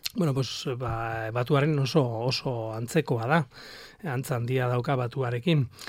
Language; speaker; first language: Basque; non-native, local second language; Spanish